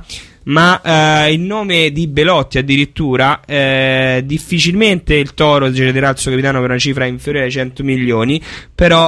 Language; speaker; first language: Italian; native; Italian